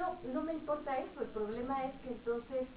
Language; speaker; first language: Spanish; native; Spanish